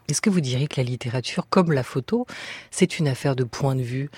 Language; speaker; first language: French; native; French